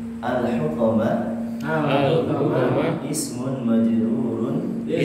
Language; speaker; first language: Arabic; non-native, fluent; Indonesian